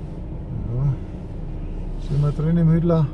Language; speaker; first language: German; native; German